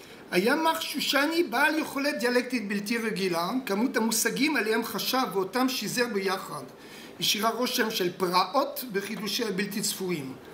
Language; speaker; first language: Hebrew; non-native, fluent; French